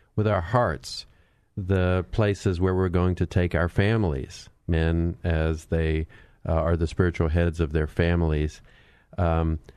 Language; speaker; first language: English; native; English